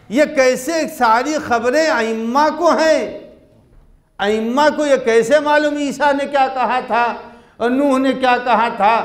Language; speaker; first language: Urdu; native; Urdu